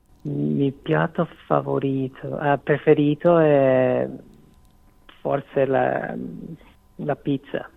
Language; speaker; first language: Italian; non-native, fluent; Korean